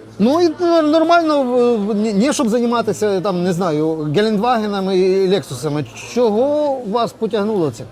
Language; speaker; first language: Ukrainian; native; Ukrainian